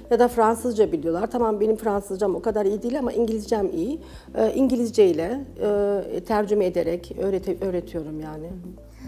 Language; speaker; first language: Turkish; early bilingual, heritage; Turkish